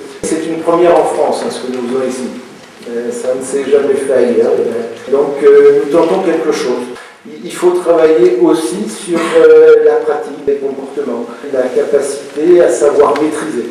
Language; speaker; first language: French; native; French